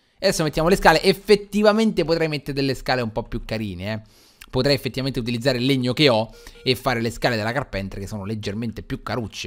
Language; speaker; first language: Italian; native; Italian